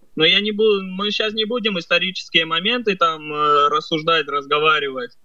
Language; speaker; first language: Russian; early bilingual, other home language; Armenian